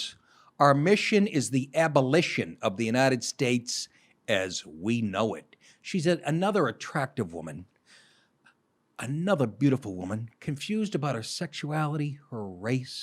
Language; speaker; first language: English; native; English